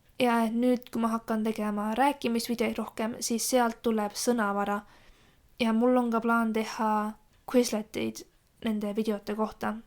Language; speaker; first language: Estonian; native; Estonian